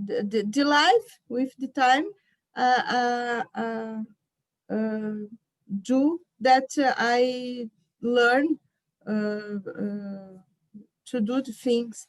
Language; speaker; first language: English; non-native, learner; Portuguese